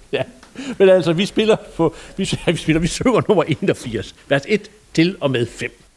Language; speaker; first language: Danish; native; Danish